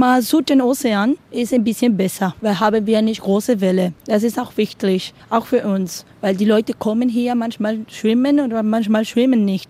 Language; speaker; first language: German; non-native, learner; Spanish